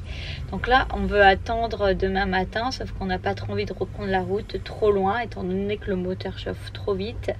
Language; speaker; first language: French; native; French